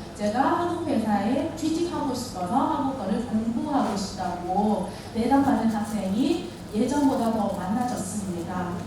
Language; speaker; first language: Korean; non-native, fluent; Vietnamese